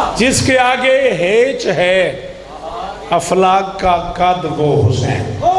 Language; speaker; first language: Urdu; non-native, local second language; Punjabi